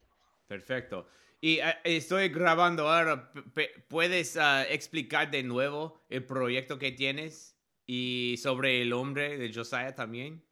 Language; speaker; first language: Spanish; non-native, learner; English